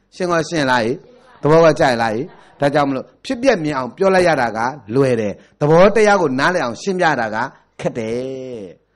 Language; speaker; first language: Burmese; native; Burmese